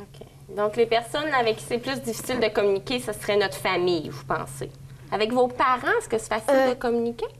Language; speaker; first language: French; native; French